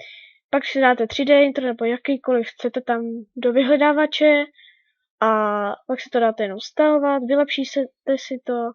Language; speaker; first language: Czech; native; Czech